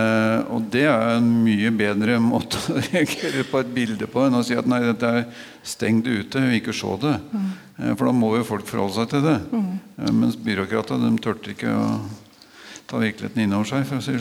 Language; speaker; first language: Norwegian; native; Norwegian